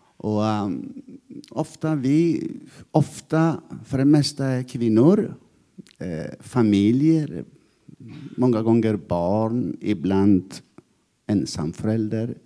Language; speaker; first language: Swedish; non-native, fluent; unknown